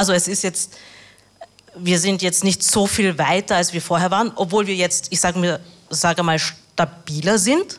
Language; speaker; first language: German; early bilingual, other home language; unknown